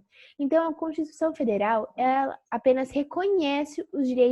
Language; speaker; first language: Portuguese; native; Portuguese